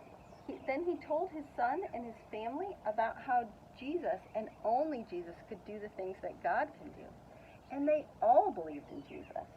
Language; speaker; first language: English; native; English